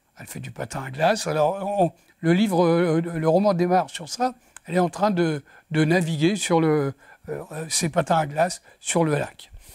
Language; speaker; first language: French; native; French